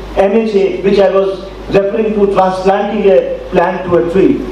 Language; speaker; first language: English; non-native, local second language; Hindi